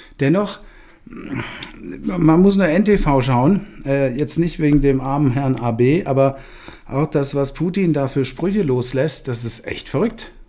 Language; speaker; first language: German; native; German